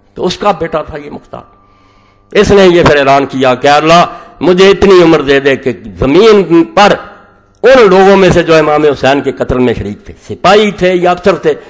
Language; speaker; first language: Urdu; non-native, local second language; Punjabi